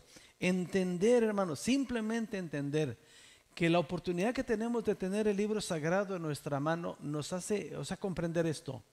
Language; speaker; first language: Spanish; native; Spanish